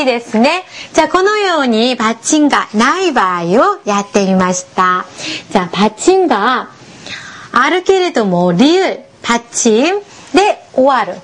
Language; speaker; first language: Japanese; non-native, fluent; Korean